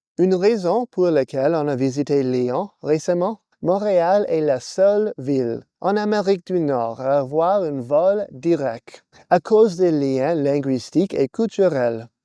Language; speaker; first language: French; non-native, fluent; English